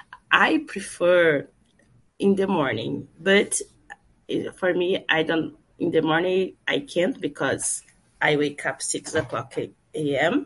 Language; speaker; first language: English; non-native, learner; Portuguese